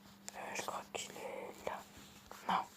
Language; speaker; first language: French; native; French